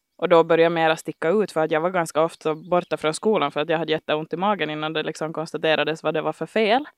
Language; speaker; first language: Swedish; native; Swedish